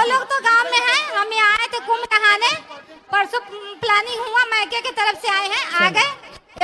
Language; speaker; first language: Hindi; native; Hindi